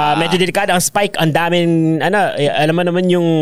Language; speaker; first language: Filipino; early bilingual, other home language; English